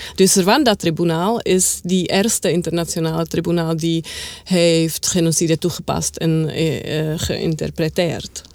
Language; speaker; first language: Dutch; non-native, learner; Czech